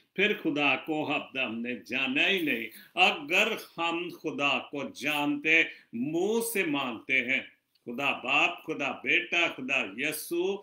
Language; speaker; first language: Urdu; non-native, local second language; Punjabi